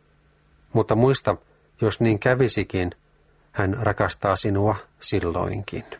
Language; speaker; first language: Finnish; native; Finnish